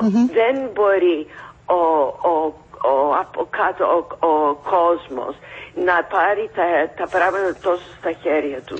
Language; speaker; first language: Greek; non-native, fluent; English